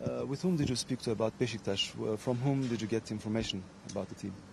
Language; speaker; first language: English; non-native, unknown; Turkish